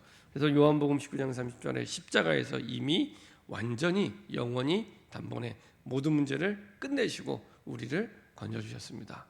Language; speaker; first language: Korean; native; Korean